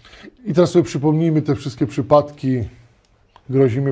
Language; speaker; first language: Polish; native; Polish